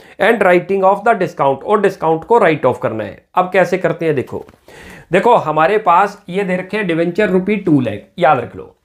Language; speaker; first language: Hindi; native; Hindi